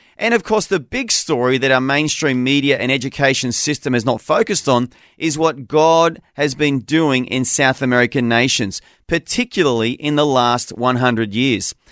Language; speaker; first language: English; native; English